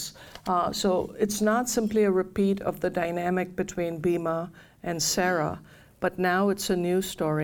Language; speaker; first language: English; non-native, local second language; Gujarati